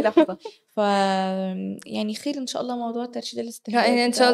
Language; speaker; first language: Arabic; native; Arabic